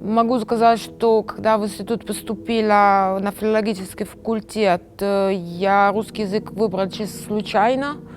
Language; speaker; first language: Russian; non-native, fluent; Italian